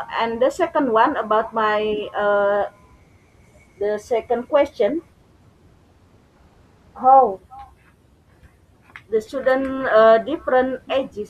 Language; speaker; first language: English; non-native, learner; Indonesian